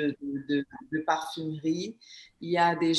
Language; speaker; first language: French; non-native, fluent; Portuguese